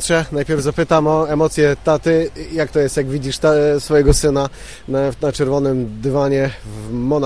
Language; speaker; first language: Polish; native; Polish